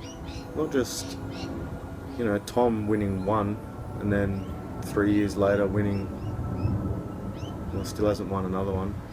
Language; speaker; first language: English; native; English